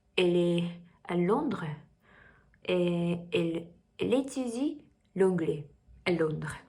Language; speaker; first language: French; non-native, learner; Japanese